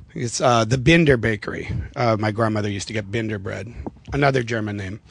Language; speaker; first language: English; native; English